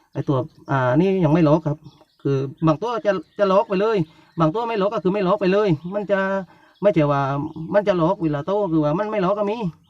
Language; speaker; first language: Thai; native; Thai